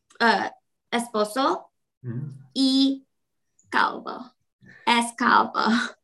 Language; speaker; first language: Spanish; non-native, learner; English